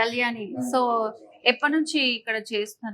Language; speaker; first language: Telugu; native; Telugu